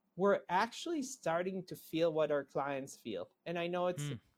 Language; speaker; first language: English; non-native, fluent; Hebrew